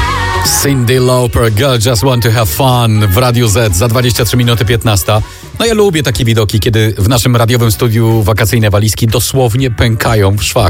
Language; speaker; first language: Polish; native; Polish